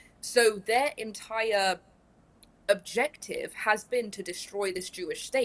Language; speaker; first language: English; early bilingual, other home language; Persian